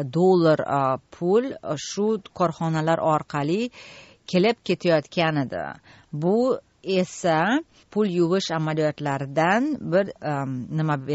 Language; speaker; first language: Uzbek; native; Uzbek